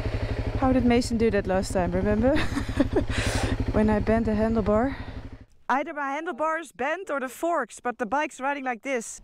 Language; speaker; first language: English; non-native, fluent; Dutch